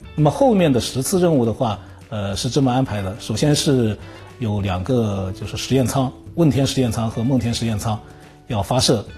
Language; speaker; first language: Chinese; native; Chinese